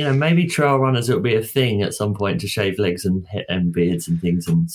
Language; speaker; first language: English; native; English